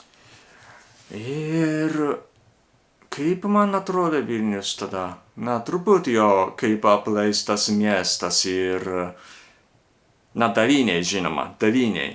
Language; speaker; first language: Lithuanian; non-native, learner; Japanese